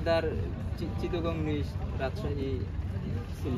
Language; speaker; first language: Persian; non-native, learner; Bangla